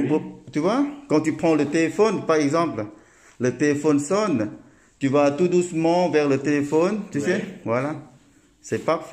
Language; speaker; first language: French; non-native, learner; Thai